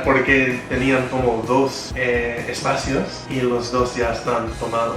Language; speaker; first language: Spanish; non-native, fluent; English